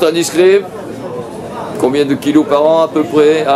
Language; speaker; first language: French; native; French